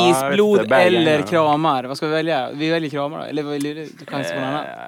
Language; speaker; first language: Swedish; native; Swedish